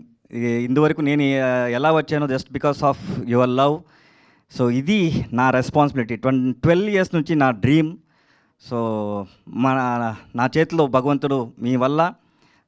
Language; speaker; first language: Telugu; non-native, learner; Kannada